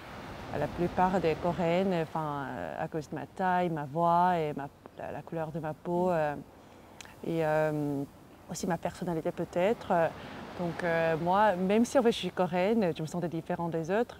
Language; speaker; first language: French; non-native, fluent; Korean